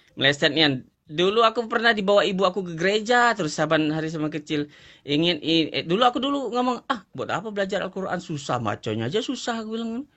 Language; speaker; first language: Indonesian; native; Indonesian